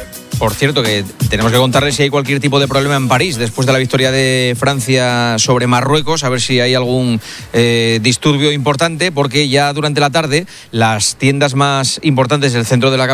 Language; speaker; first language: Spanish; native; Spanish